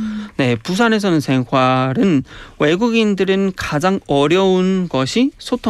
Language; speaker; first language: Korean; non-native, fluent; Spanish